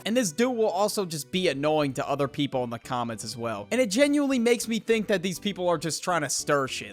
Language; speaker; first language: English; native; English